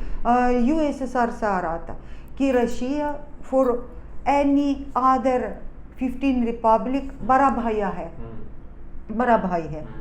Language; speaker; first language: Hindi; non-native, fluent; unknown